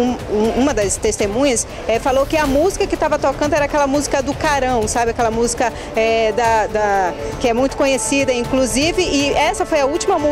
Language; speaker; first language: Portuguese; native; Portuguese